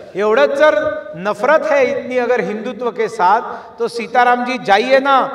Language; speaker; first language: Hindi; non-native, local second language; Marathi